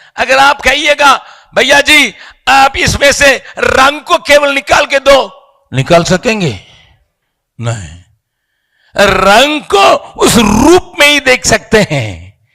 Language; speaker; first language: Hindi; non-native, local second language; Tamil